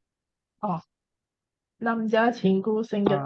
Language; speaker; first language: Korean; non-native, learner; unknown